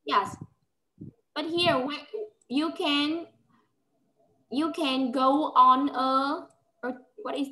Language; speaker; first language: English; non-native, fluent; Vietnamese